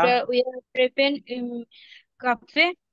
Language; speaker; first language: German; non-native, learner; Bangla